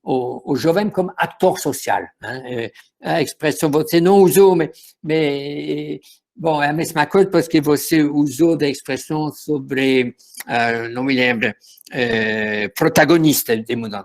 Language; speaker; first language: Portuguese; non-native, fluent; French